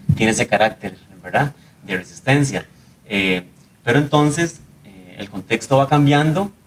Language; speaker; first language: Spanish; native; Spanish